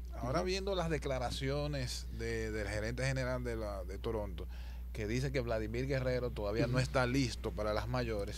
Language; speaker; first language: Spanish; native; Spanish